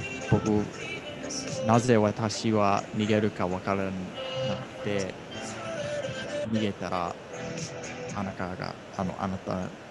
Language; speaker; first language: Japanese; non-native, fluent; English